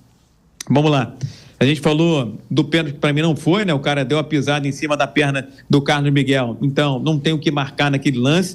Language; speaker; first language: Portuguese; native; Portuguese